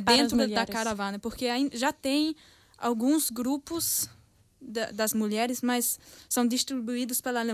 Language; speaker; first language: Portuguese; early bilingual, heritage; Portuguese